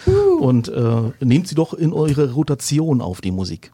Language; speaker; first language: German; native; German